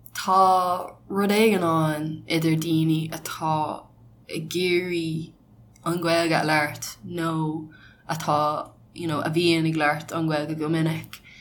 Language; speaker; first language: Irish; non-native, local second language; English